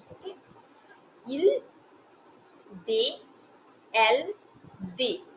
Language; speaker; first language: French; non-native, fluent; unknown